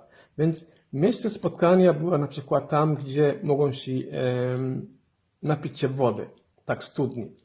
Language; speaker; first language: Polish; non-native, fluent; Somali